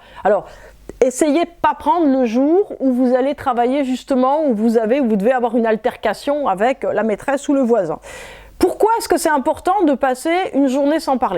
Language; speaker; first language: French; native; French